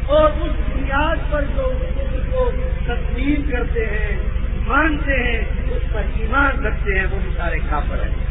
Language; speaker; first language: Urdu; non-native, local second language; Punjabi